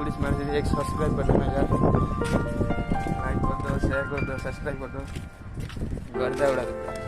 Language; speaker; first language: Hindi; non-native, local second language; Odia